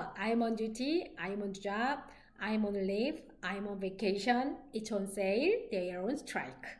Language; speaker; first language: English; non-native, fluent; Korean